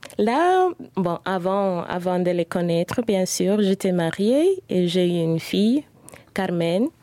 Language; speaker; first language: French; non-native, fluent; Spanish